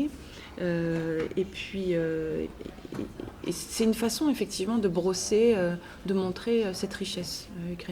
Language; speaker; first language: French; native; French